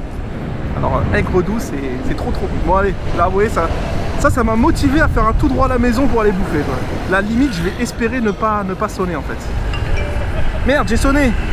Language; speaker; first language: French; native; French